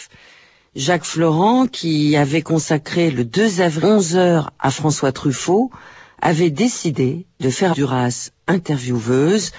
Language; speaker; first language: French; native; French